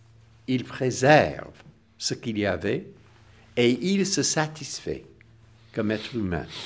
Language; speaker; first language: French; non-native, fluent; English